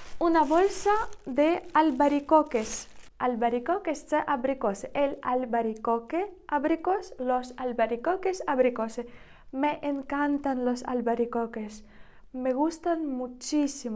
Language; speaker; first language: Spanish; non-native, learner; Ukrainian